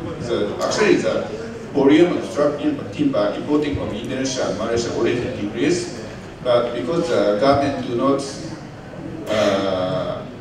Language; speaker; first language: English; non-native, learner; Japanese